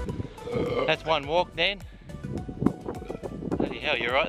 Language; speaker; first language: English; native; English